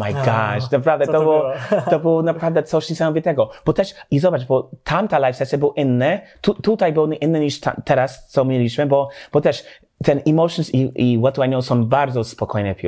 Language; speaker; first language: Polish; non-native, learner; English